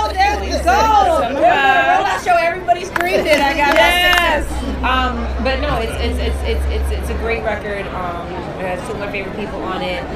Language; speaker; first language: English; native; English